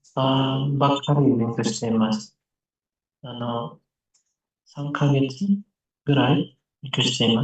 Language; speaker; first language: Japanese; non-native, learner; Indonesian